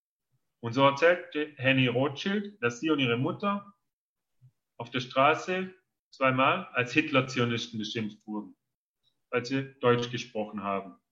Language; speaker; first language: German; native; German